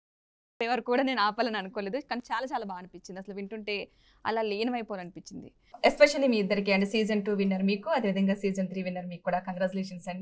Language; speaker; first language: Telugu; native; Telugu